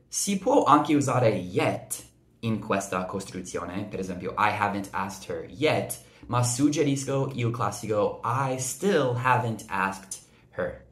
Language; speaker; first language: Italian; non-native, fluent; English